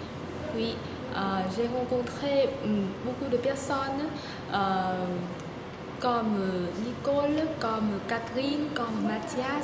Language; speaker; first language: French; non-native, learner; Vietnamese